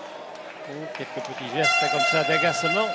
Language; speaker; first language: French; native; French